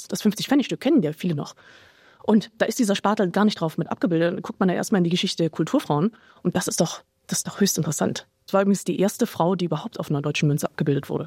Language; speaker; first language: German; native; German